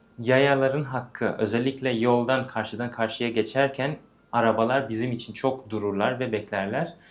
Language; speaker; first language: Turkish; early bilingual, heritage; English